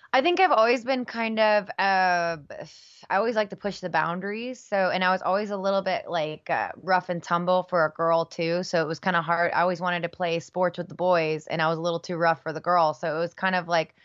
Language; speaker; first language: English; early bilingual, other home language; Spanish